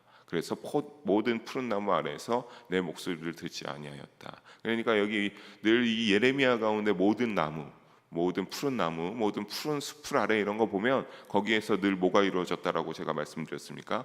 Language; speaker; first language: Korean; native; Korean